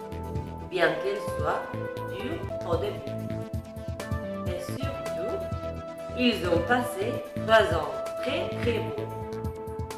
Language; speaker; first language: French; non-native, fluent; Spanish